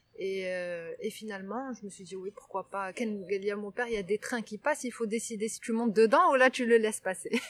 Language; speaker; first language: French; non-native, local second language; Arabic